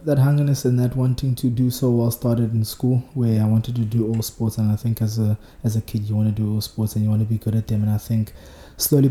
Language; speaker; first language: English; non-native, local second language; Zulu